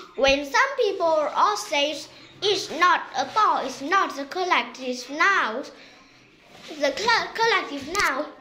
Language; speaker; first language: English; non-native, learner; Vietnamese